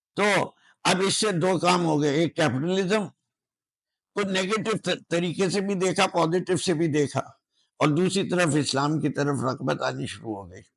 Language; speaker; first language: Urdu; native; Urdu